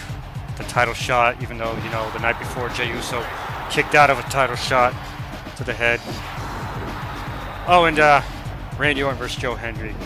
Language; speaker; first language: English; native; English